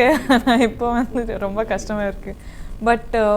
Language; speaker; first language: Tamil; non-native, learner; Kannada